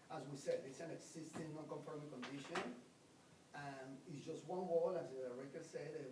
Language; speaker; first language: English; non-native, fluent; Spanish